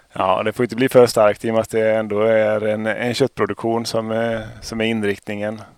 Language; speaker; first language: Swedish; native; Swedish